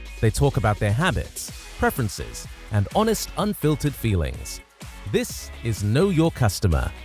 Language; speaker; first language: English; native; English